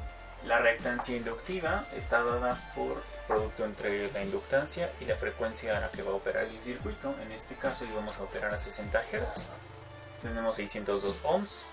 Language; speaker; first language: Spanish; native; Spanish